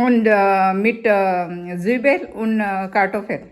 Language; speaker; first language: German; non-native, learner; Marathi